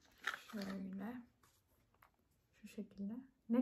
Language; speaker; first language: Turkish; early bilingual, heritage; Turkish